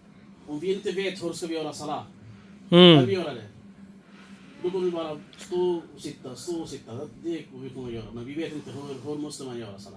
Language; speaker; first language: Swedish; non-native, fluent; Urdu